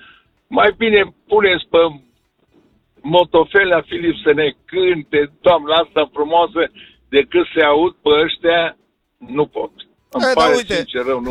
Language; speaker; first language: Romanian; native; Romanian